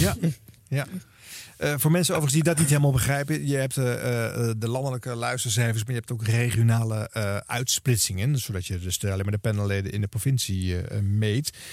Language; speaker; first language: Dutch; native; Dutch